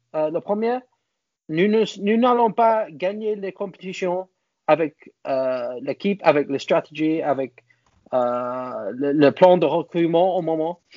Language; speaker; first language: French; non-native, learner; English